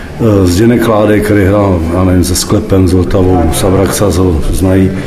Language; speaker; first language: Czech; native; Czech